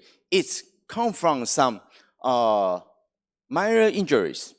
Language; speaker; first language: English; non-native, fluent; Chinese